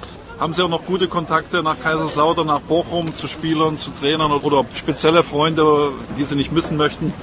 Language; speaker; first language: German; native; German